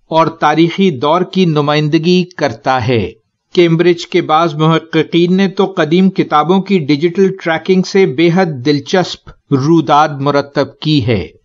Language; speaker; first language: Urdu; native; Urdu